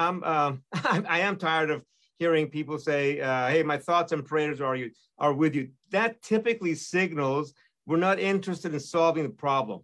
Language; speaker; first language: English; non-native, fluent; Persian